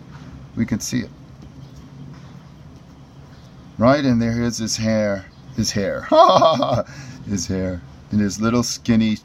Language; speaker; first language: English; native; English